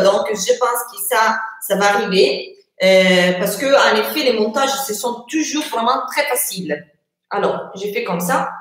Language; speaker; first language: French; non-native, fluent; Italian